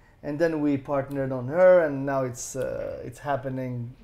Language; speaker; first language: English; non-native, fluent; Arabic